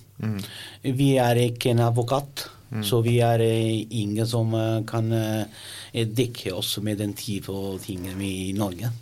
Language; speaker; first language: Norwegian; non-native, learner; Italian